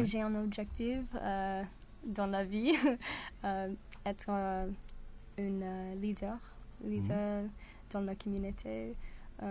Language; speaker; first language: French; non-native, learner; English